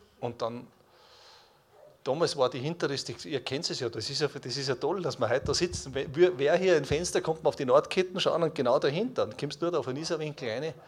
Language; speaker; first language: German; native; German